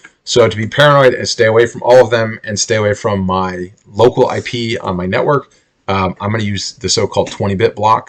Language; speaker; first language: English; native; English